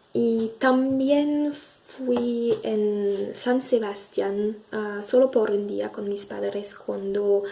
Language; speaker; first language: Spanish; non-native, fluent; French